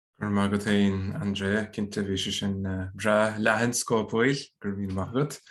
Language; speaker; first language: Irish; native; Irish